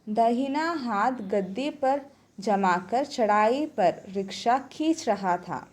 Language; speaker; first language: Hindi; non-native, local second language; Malayalam